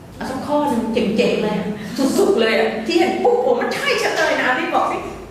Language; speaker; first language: Thai; native; Thai